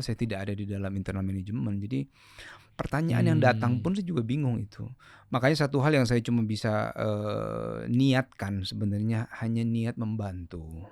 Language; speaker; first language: Indonesian; native; Indonesian